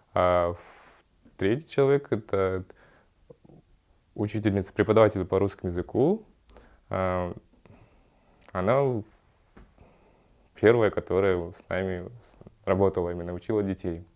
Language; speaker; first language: Russian; early bilingual, other home language; Kyrgyz